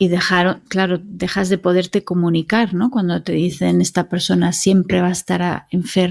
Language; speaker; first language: Spanish; native; Spanish